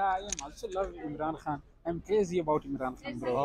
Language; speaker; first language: English; non-native, learner; Urdu